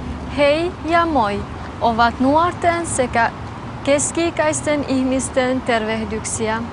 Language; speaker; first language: Finnish; non-native, fluent; Albanian